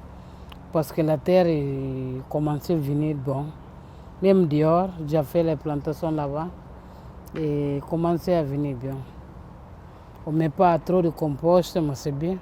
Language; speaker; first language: French; non-native, learner; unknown